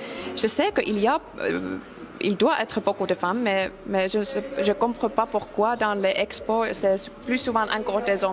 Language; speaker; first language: French; non-native, learner; Finnish